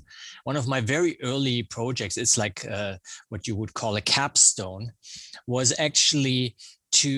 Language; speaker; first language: English; non-native, fluent; German